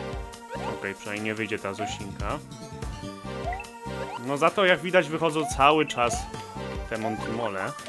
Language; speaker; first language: Polish; native; Polish